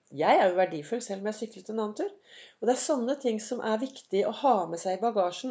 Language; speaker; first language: Norwegian; native; Norwegian